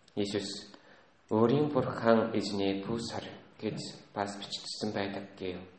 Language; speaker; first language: Mongolian; native; Mongolian